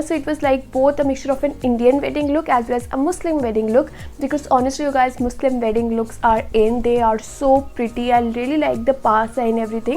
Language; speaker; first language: English; non-native, local second language; Hindi